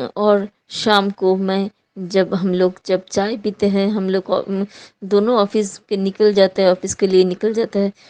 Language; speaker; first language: Hindi; non-native, local second language; Bangla